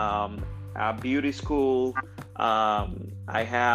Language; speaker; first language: English; non-native, fluent; Spanish